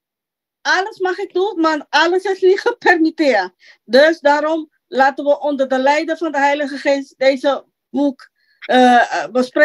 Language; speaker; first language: Dutch; non-native, local second language; Papiamento